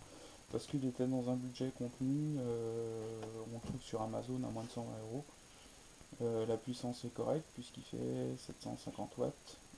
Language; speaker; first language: French; native; French